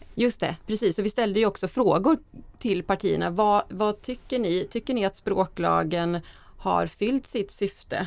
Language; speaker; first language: Swedish; native; Swedish